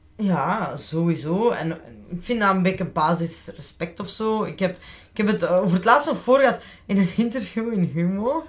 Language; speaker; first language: Dutch; native; Dutch